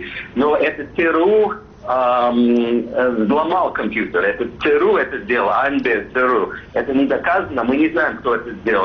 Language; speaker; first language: Russian; non-native, fluent; English